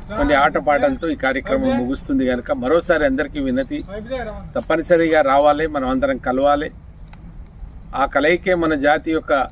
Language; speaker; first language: Telugu; non-native, local second language; Lambadi